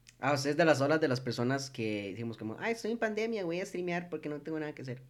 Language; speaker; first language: Spanish; early bilingual, heritage; English